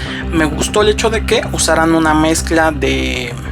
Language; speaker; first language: Spanish; native; Spanish